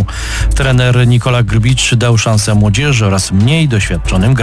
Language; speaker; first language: Polish; native; Polish